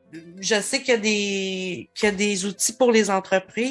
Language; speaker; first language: French; native; French